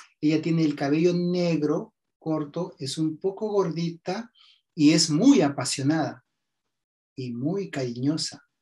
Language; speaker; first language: Spanish; native; Spanish